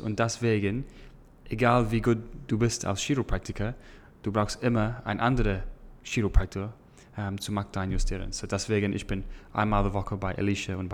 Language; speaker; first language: German; non-native, learner; English